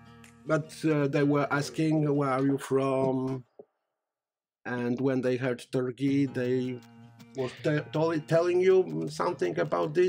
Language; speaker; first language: English; non-native, fluent; Polish